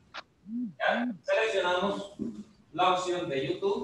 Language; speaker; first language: Spanish; native; Spanish